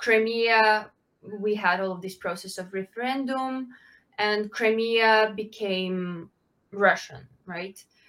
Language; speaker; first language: English; non-native, fluent; Ukrainian